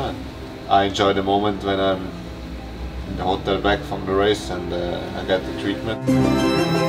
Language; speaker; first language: English; non-native, fluent; German